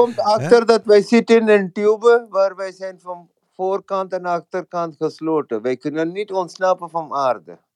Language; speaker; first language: Dutch; non-native, fluent; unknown